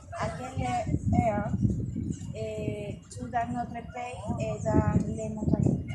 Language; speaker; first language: French; non-native, learner; Spanish